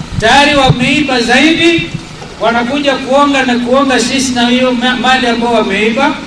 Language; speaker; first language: Swahili; non-native, local second language; Kamba